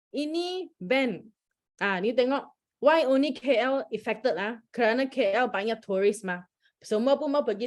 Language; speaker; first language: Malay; non-native, local second language; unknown